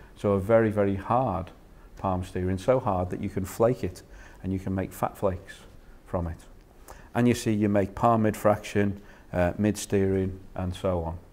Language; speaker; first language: English; native; English